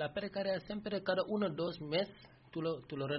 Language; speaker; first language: Spanish; non-native, learner; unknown